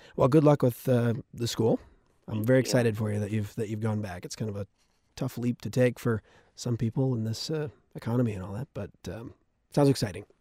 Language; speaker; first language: English; native; English